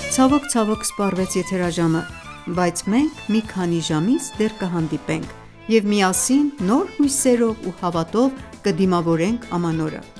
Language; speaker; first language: Armenian; early bilingual, heritage; Armenian